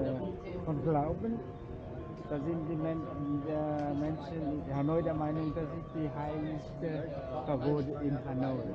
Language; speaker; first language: German; non-native, fluent; Vietnamese